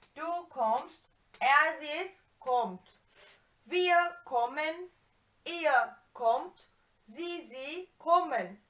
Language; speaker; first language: German; non-native, fluent; Turkish